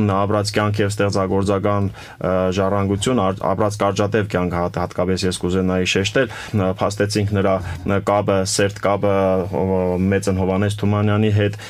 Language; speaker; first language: Armenian; native; Armenian